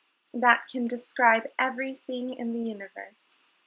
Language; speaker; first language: English; native; English